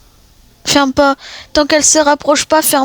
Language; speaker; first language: French; native; French